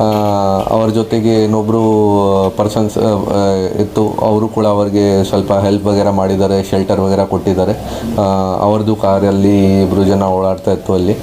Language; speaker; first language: Kannada; non-native, fluent; Hindi